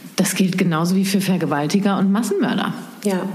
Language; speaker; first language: German; native; German